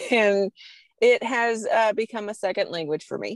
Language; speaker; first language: English; native; English